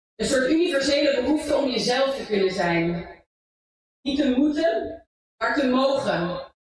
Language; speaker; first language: Dutch; early bilingual, other home language; English